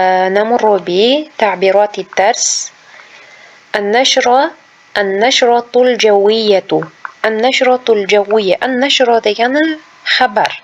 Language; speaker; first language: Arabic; non-native, fluent; Uzbek